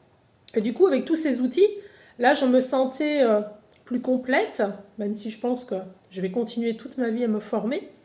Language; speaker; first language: French; native; French